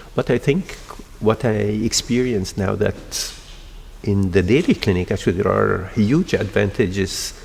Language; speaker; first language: English; non-native, fluent; Arabic